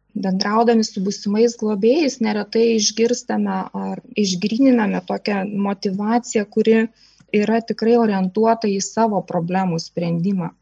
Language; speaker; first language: Lithuanian; native; Lithuanian